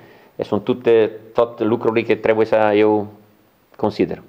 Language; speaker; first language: Romanian; non-native, learner; Italian